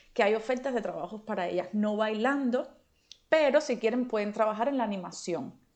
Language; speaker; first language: Spanish; native; Spanish